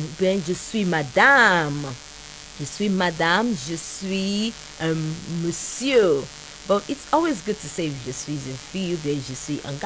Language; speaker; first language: French; non-native, fluent; Yoruba